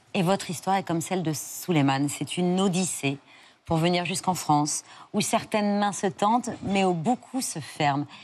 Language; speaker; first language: French; native; French